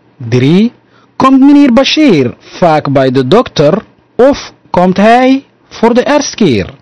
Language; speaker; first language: Dutch; non-native, fluent; Somali